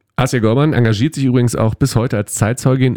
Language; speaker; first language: German; native; German